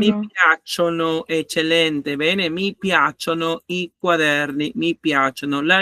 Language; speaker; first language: Italian; non-native, learner; Spanish